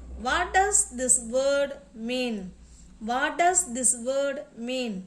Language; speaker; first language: English; non-native, local second language; Tamil